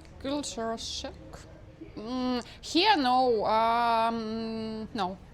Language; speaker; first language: English; non-native, learner; Russian